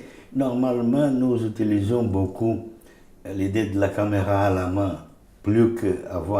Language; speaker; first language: French; non-native, fluent; Portuguese